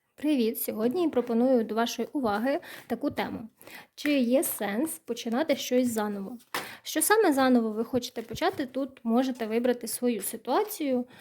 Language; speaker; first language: Ukrainian; non-native, local second language; Russian